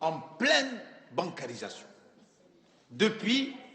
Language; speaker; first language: French; non-native, local second language; Arabic